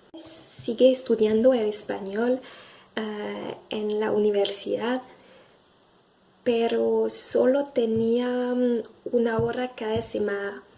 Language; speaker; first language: Spanish; non-native, fluent; French